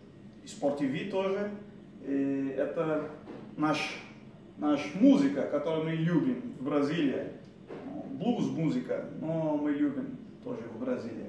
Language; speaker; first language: Russian; non-native, learner; Portuguese